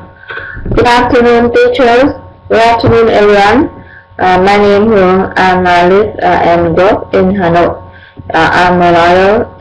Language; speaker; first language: English; non-native, learner; Vietnamese